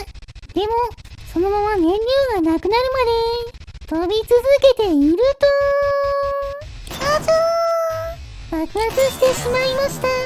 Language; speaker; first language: Japanese; native; Japanese